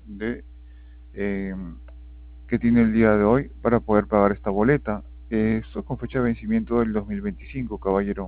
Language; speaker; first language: Spanish; native; Spanish